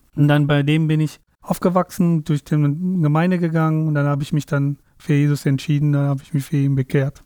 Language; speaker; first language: German; non-native, fluent; Tamil